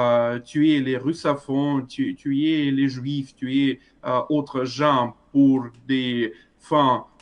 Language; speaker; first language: French; non-native, fluent; Russian